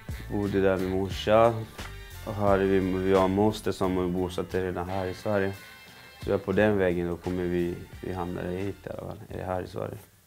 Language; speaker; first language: Swedish; non-native, fluent; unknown